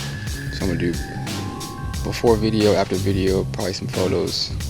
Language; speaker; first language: English; native; English